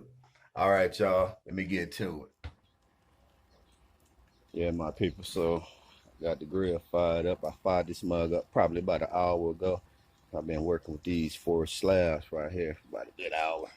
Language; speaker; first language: English; native; English